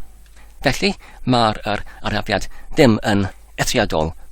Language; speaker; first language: Welsh; non-native, learner; English